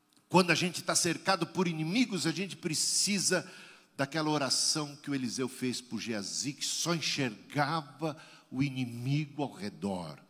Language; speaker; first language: Portuguese; native; Portuguese